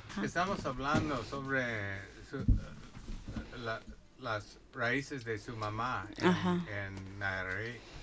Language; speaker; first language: Spanish; non-native, learner; English